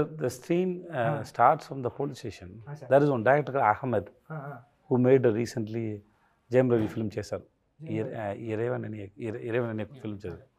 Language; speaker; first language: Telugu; non-native, learner; Tamil